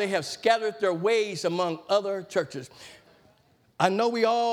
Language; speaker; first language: English; native; English